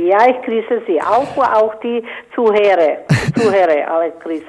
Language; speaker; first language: German; non-native, fluent; Czech